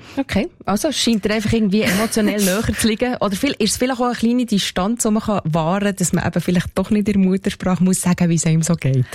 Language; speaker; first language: German; native; German